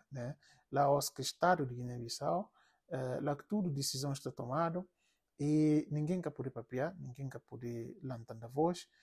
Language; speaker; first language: Portuguese; non-native, local second language; Upper Guinea Crioulo